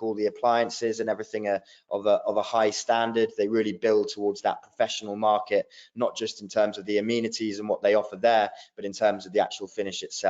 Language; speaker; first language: English; native; English